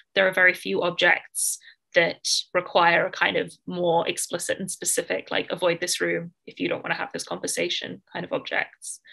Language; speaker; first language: English; native; English